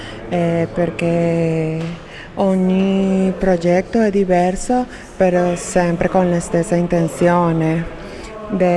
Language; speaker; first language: Italian; non-native, fluent; Spanish